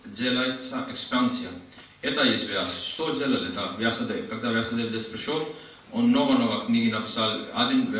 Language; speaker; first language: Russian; non-native, learner; Hindi